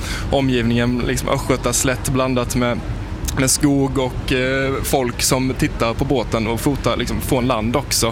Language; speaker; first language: Swedish; native; Swedish